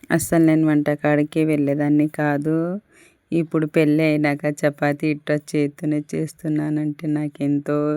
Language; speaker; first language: Telugu; non-native, local second language; Urdu